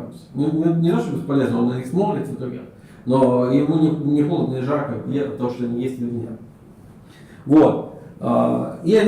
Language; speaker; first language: Russian; native; Russian